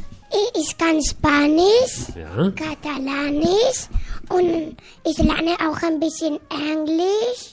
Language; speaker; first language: German; early bilingual, heritage; German